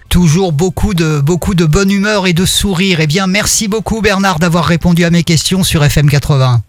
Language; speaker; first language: French; native; French